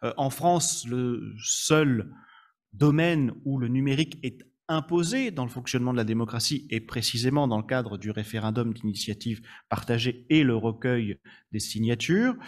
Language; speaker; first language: French; native; French